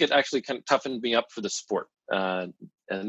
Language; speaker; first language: English; native; English